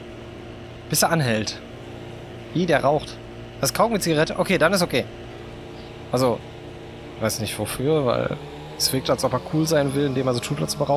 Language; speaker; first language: German; native; German